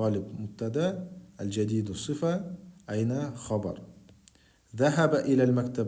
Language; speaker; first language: Arabic; non-native, fluent; Kyrgyz